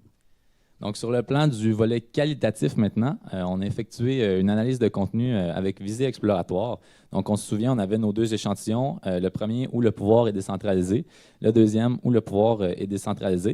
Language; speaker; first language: French; native; French